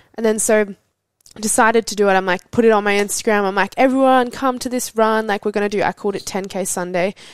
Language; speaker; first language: English; native; English